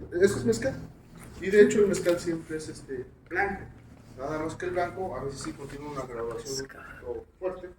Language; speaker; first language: Spanish; native; Spanish